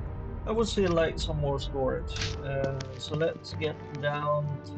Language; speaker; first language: English; non-native, fluent; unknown